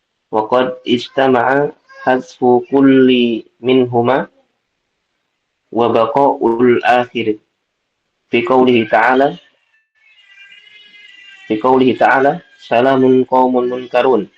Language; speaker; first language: Arabic; non-native, learner; Indonesian